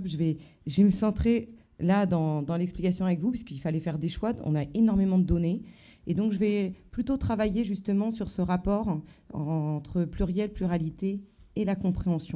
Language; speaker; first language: French; native; French